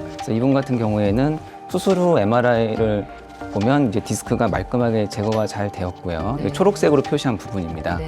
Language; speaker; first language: Korean; native; Korean